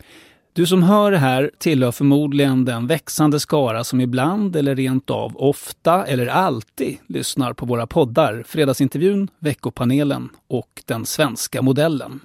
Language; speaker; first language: Swedish; native; Swedish